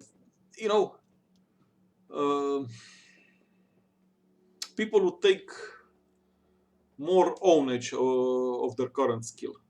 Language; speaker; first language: English; non-native, fluent; Romanian